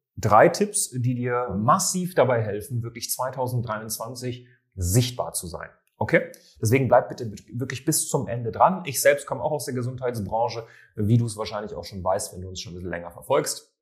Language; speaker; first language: German; native; German